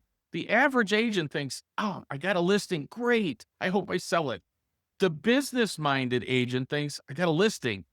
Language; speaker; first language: English; native; English